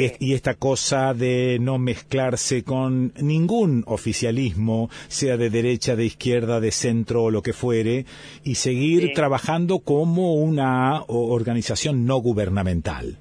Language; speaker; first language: Spanish; native; Spanish